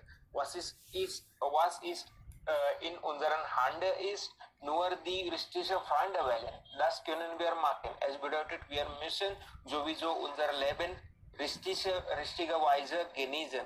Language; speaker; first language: German; non-native, learner; Hindi